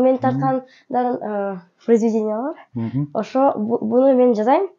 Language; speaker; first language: Kyrgyz; early bilingual, heritage; Kyrgyz